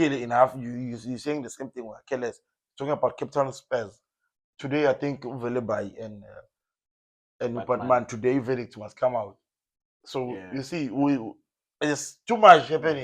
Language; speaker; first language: English; non-native, local second language; Zulu